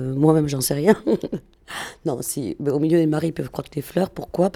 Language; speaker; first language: French; non-native, fluent; Spanish